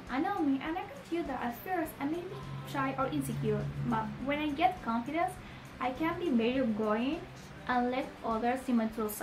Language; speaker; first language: English; non-native, learner; Spanish